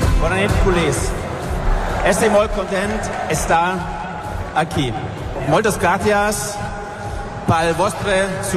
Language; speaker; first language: Catalan; non-native, learner; German